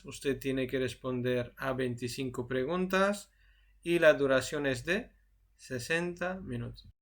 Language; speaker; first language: Spanish; non-native, fluent; Urdu